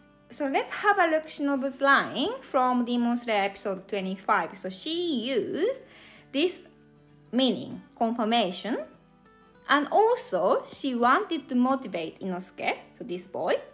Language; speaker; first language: English; non-native, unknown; Japanese